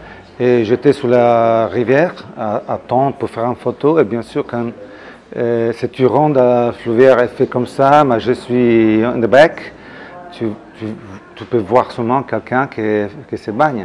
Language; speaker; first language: French; non-native, fluent; Italian